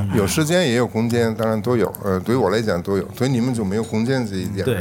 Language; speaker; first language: Chinese; non-native, fluent; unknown